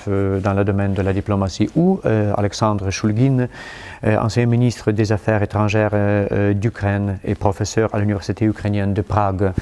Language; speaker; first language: French; non-native, fluent; Ukrainian